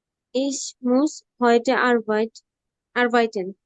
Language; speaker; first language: German; non-native, learner; Bangla